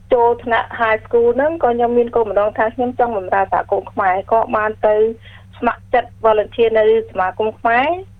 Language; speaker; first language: Khmer; early bilingual, heritage; Khmer